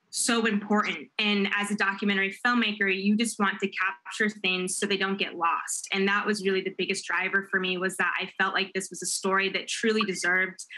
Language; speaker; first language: English; native; English